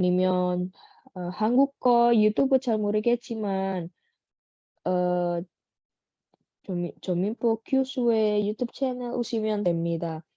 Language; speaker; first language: Korean; non-native, learner; Indonesian